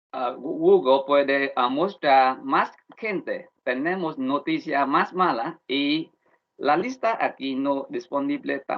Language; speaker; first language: Spanish; non-native, learner; Vietnamese